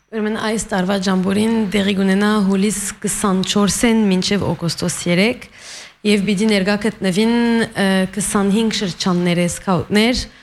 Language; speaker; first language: Armenian; early bilingual, heritage; Armenian